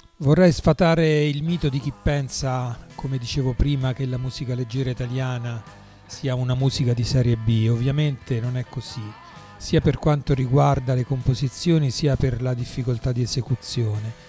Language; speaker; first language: Italian; native; Italian